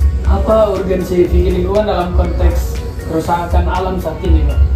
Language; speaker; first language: Indonesian; native; Indonesian